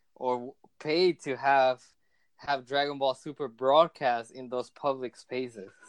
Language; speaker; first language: English; early bilingual, other home language; Spanish